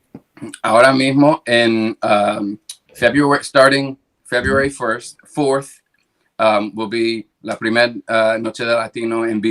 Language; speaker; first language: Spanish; early bilingual, heritage; English